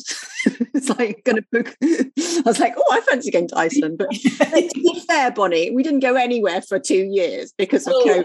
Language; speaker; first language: English; native; English